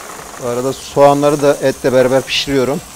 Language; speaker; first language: Turkish; native; Turkish